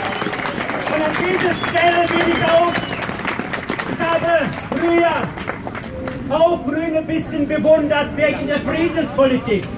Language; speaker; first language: German; non-native, fluent; Russian